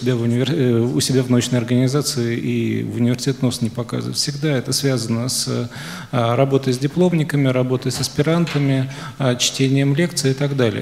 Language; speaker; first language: Russian; native; Russian